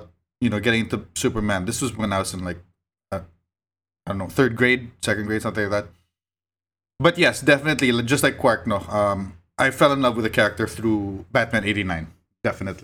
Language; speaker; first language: English; non-native, local second language; Cebuano